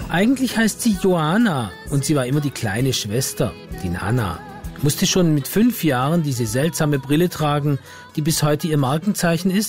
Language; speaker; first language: German; native; German